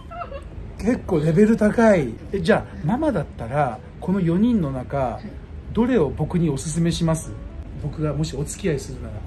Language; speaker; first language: Japanese; native; Japanese